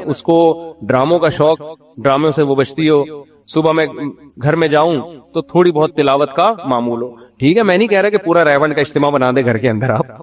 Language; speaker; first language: Urdu; native; Urdu